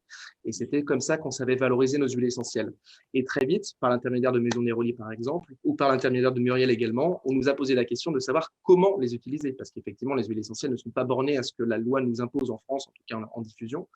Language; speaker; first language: French; native; French